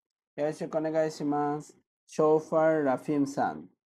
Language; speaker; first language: Japanese; non-native, fluent; Bangla